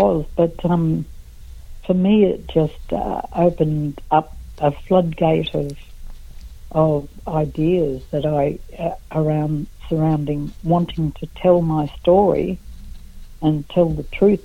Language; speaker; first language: English; native; English